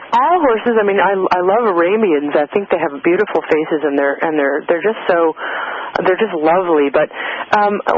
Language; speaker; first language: English; native; English